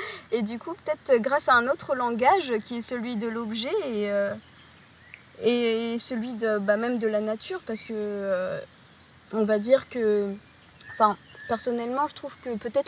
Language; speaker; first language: French; native; French